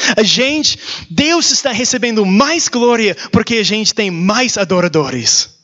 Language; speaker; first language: Portuguese; non-native, learner; English